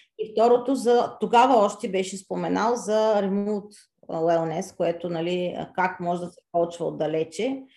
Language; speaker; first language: Bulgarian; native; Bulgarian